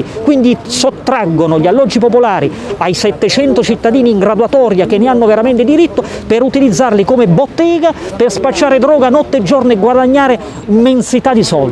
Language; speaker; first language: Italian; native; Italian